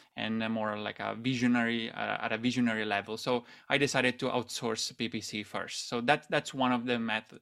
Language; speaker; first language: English; non-native, fluent; Italian